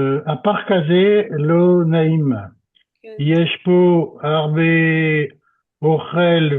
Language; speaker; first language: Hebrew; non-native, learner; French